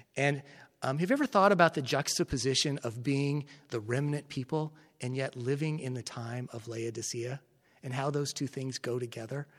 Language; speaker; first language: English; native; English